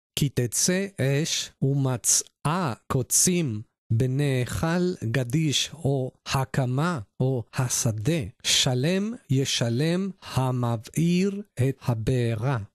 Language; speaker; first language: Hebrew; non-native, learner; Spanish